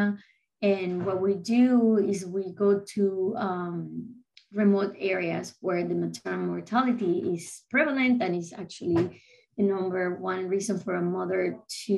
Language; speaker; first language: English; non-native, fluent; Spanish